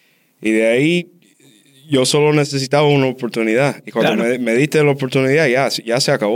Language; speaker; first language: Spanish; early bilingual, heritage; Spanish